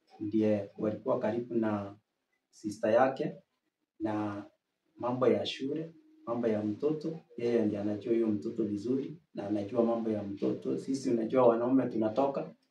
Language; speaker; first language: Swahili; non-native, local second language; Gusii